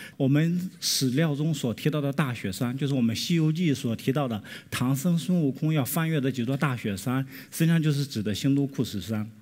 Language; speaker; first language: Chinese; native; Chinese